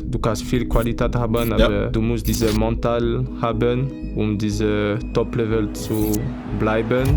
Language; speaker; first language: German; non-native, fluent; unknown